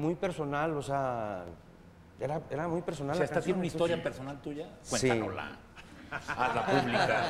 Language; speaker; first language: Spanish; native; Spanish